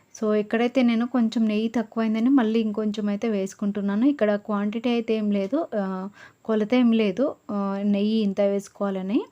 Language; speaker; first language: Telugu; non-native, local second language; Lambadi